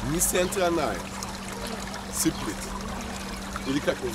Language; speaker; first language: Russian; non-native, learner; Turkish